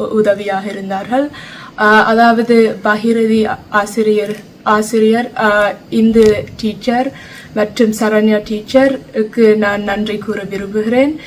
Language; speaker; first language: Tamil; early bilingual, heritage; Tamil